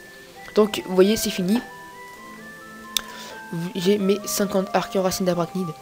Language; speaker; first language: French; native; French